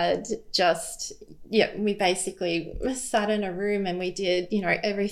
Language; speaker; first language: English; native; English